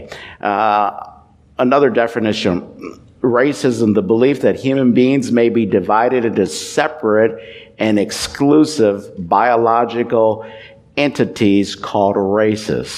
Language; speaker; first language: English; native; English